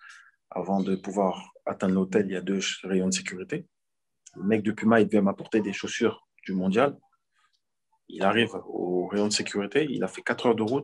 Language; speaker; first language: French; native; French